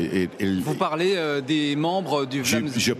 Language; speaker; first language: French; native; French